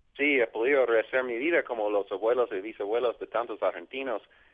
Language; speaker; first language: Spanish; non-native, fluent; English